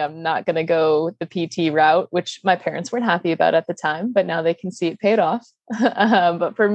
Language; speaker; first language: English; native; English